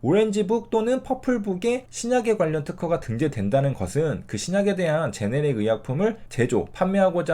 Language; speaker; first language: Korean; native; Korean